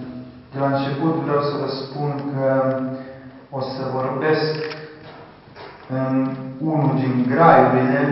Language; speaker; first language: Romanian; early bilingual, heritage; Romanian